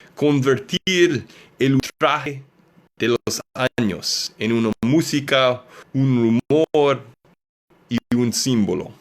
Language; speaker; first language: Spanish; non-native, learner; English